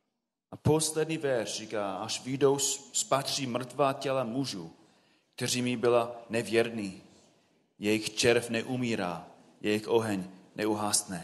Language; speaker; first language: Czech; non-native, fluent; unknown